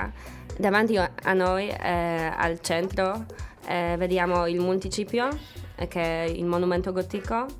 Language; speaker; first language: Italian; non-native, fluent; Polish